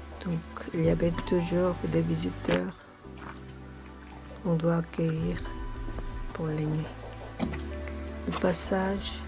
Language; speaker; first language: French; non-native, learner; Korean